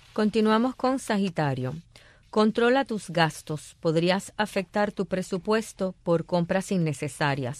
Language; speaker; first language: Spanish; native; Spanish